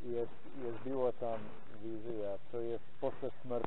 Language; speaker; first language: Polish; non-native, learner; Ukrainian